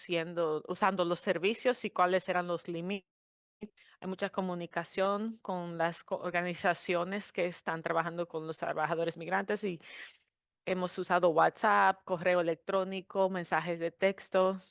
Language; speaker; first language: Spanish; non-native, fluent; English